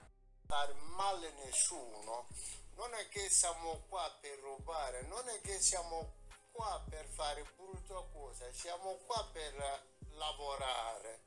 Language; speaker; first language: Italian; non-native, learner; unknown